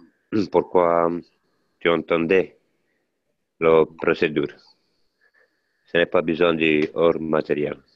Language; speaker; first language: French; non-native, learner; Italian